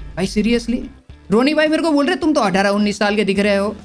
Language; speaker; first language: Hindi; non-native, local second language; Gujarati